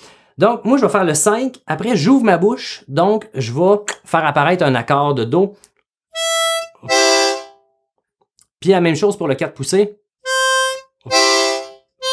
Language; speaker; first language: French; native; French